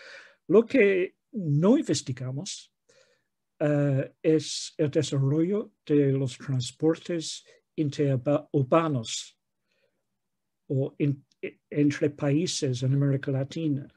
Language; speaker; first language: Spanish; non-native, fluent; English